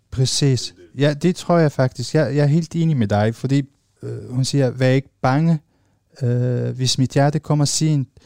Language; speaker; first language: Danish; non-native, fluent; Arabic